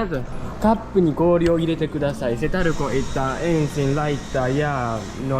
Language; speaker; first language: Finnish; non-native, learner; Japanese